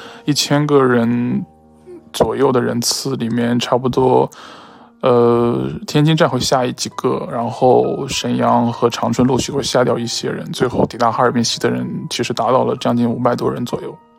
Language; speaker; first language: Chinese; native; Chinese